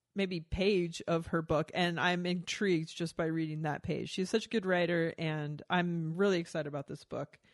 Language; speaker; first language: English; native; English